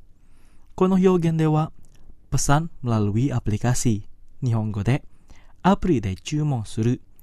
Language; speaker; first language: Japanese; non-native, fluent; Indonesian